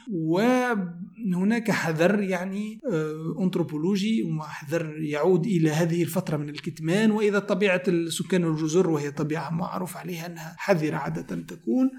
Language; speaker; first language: Arabic; native; Arabic